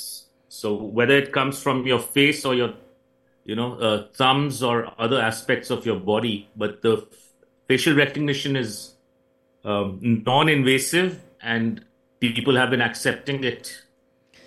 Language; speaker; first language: English; non-native, local second language; Hindi